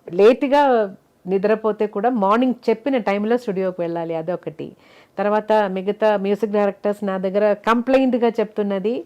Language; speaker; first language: Telugu; non-native, fluent; Malayalam